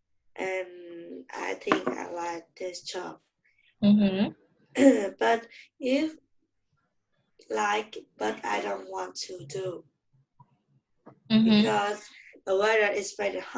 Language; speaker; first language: English; non-native, learner; Vietnamese